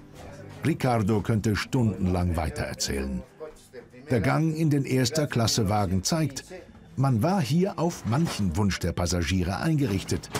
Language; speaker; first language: German; native; German